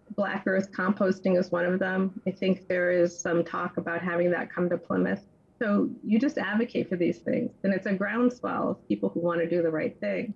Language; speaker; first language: English; native; English